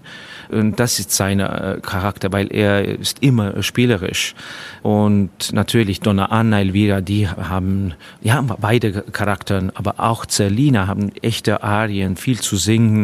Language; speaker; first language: German; non-native, fluent; Estonian